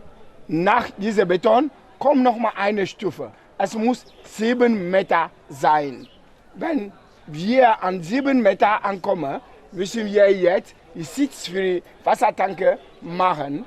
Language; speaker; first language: German; non-native, learner; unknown